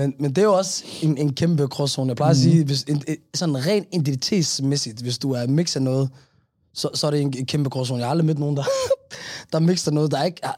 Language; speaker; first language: Danish; early bilingual, other home language; Somali